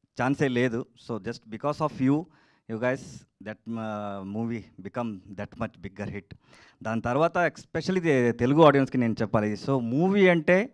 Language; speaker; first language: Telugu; non-native, learner; Kannada